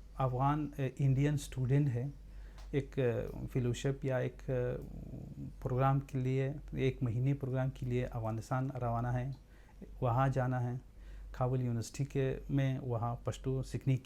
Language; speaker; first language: Hindi; non-native, fluent; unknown